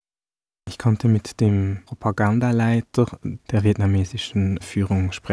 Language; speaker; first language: German; early bilingual, other home language; Vietnamese